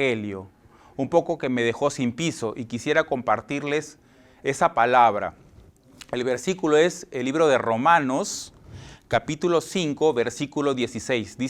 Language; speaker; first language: Spanish; native; Spanish